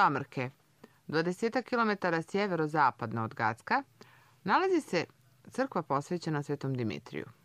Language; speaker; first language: Croatian; native; Croatian